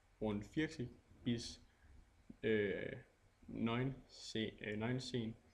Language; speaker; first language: German; non-native, learner; Danish